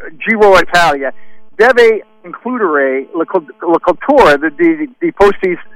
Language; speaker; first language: Italian; non-native, learner; English